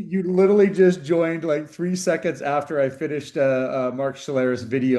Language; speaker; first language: English; native; English